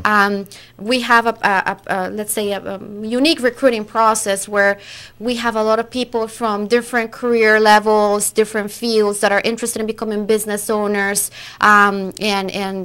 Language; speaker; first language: English; non-native, fluent; Spanish